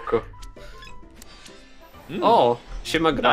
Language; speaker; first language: Polish; native; Polish